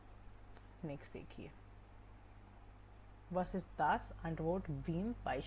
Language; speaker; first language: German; non-native, fluent; Hindi